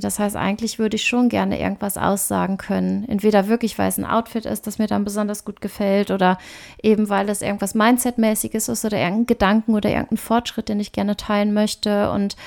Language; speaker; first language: German; native; German